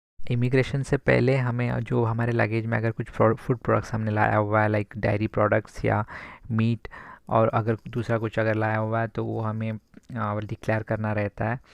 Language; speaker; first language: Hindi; non-native, local second language; Kannada